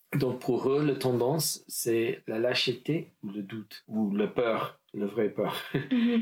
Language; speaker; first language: French; non-native, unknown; English